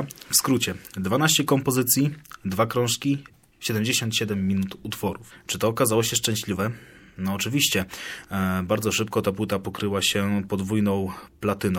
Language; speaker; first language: Polish; native; Polish